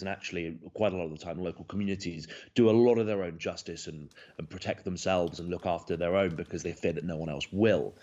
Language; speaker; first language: English; native; English